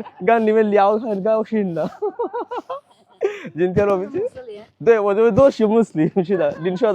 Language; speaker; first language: Chinese; non-native, fluent; Bangla